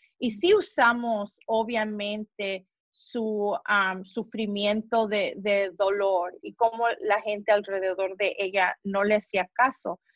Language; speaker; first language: Spanish; early bilingual, heritage; Spanish